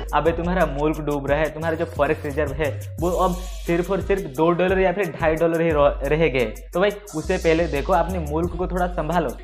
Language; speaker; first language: Hindi; native; Hindi